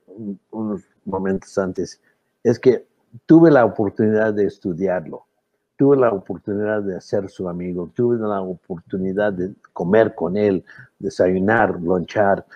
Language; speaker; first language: Spanish; early bilingual, heritage; Spanish